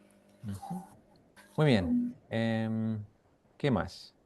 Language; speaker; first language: Spanish; non-native, fluent; English